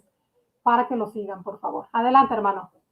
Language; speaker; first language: Spanish; native; Spanish